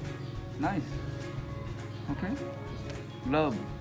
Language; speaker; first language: English; non-native, learner; Korean